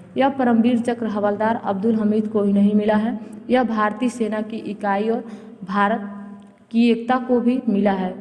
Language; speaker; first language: Hindi; native; Hindi